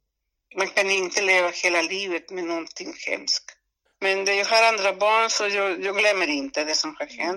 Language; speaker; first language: Swedish; non-native, fluent; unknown